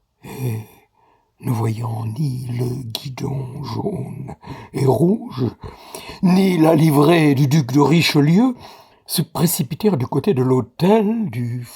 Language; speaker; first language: French; native; French